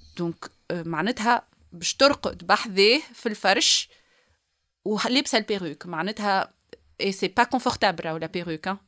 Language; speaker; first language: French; non-native, local second language; Arabic